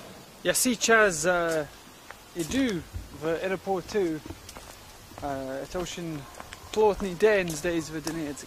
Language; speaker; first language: Russian; non-native, learner; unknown